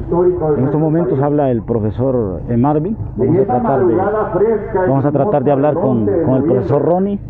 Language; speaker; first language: Spanish; native; Spanish